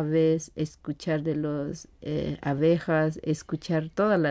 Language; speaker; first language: Spanish; non-native, local second language; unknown